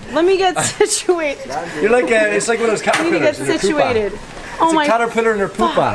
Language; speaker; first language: English; native; English